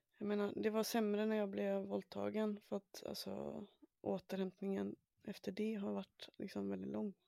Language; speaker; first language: Swedish; native; Swedish